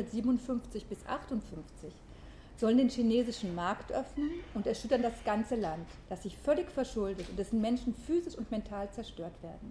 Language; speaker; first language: German; native; German